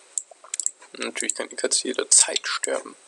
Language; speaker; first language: German; native; German